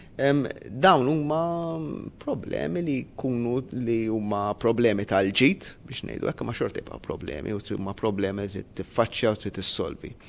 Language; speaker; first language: Maltese; native; Maltese